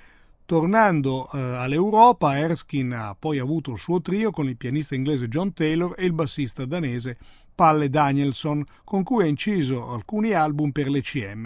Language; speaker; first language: Italian; native; Italian